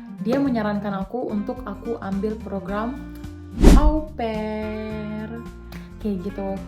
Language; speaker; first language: Indonesian; native; Indonesian